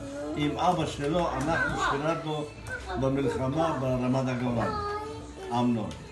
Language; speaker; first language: Hebrew; non-native, fluent; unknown